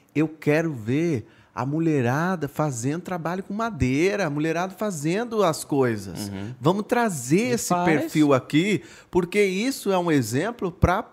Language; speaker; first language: Portuguese; native; Portuguese